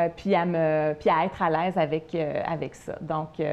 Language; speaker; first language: French; native; French